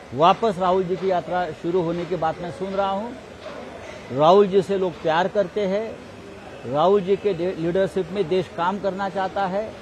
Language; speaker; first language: Hindi; non-native, local second language; Marathi